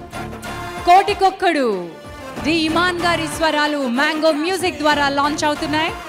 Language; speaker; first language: Telugu; native; Telugu